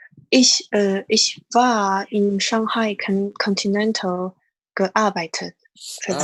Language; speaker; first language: German; non-native, learner; Chinese